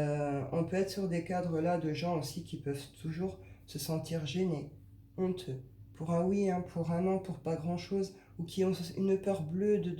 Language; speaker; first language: French; native; French